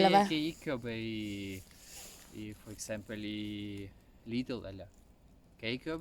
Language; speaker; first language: Danish; non-native, learner; Ukrainian